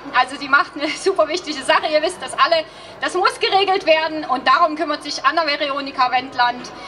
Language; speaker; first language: German; native; German